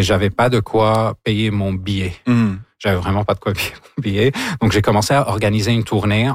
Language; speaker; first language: French; non-native, local second language; Arabic